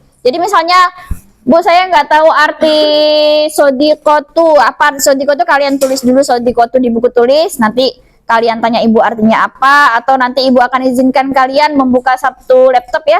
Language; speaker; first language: Indonesian; native; Indonesian